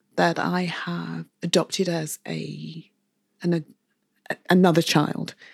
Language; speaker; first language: English; native; English